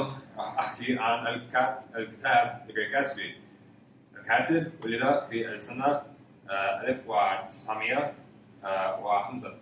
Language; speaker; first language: Arabic; non-native, learner; English